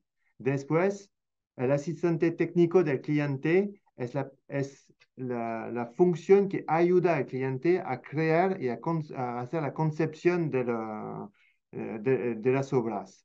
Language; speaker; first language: Spanish; non-native, fluent; French